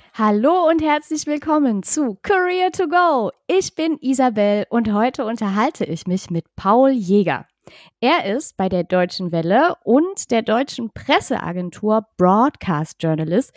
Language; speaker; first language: German; native; German